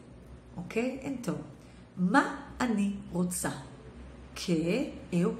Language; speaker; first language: Portuguese; non-native, fluent; Hebrew